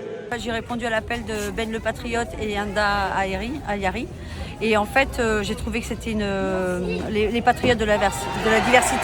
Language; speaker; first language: French; early bilingual, other home language; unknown